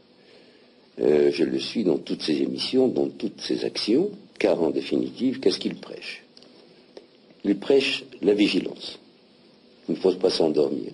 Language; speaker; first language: French; non-native, local second language; Arabic